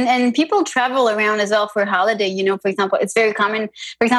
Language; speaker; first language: English; non-native, fluent; French